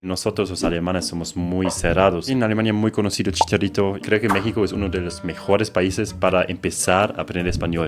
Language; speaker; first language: Spanish; non-native, fluent; German